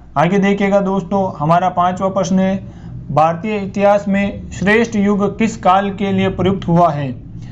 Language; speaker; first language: Hindi; native; Hindi